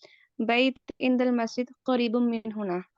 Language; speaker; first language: Arabic; non-native, learner; Urdu